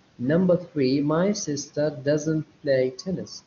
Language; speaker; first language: English; non-native, fluent; Arabic